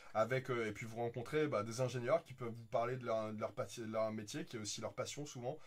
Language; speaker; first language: French; native; French